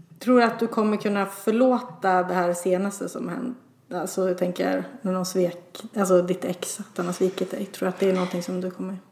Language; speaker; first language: Swedish; native; Swedish